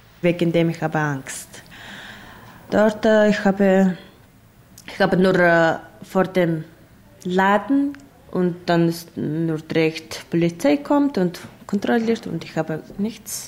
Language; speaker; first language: German; non-native, learner; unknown